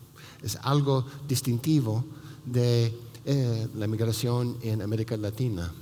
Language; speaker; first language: Spanish; non-native, fluent; English